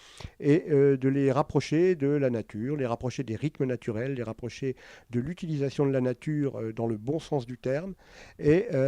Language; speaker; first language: French; native; French